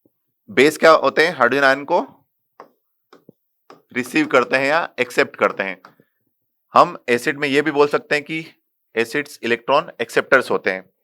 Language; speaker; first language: Hindi; native; Hindi